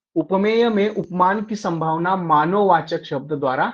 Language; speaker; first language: Hindi; non-native, local second language; Marathi